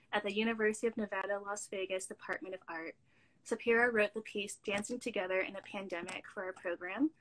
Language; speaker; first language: English; native; English